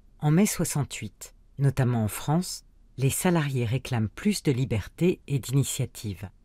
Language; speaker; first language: French; native; French